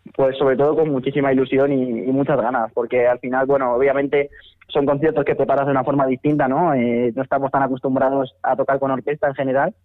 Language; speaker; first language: Spanish; native; Spanish